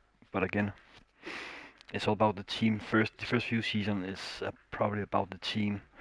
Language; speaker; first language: English; non-native, fluent; Danish